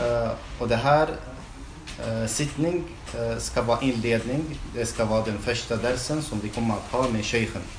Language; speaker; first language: Swedish; non-native, fluent; Arabic